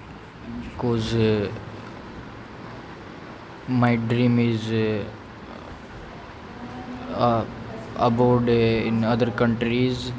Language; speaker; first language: English; non-native, learner; Haryanvi